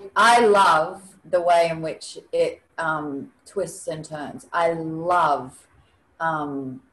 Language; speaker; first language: English; native; English